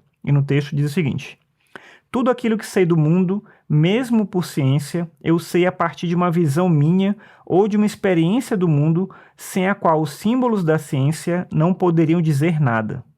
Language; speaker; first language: Portuguese; native; Portuguese